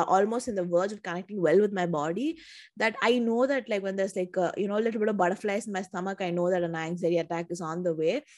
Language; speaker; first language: English; non-native, local second language; Tamil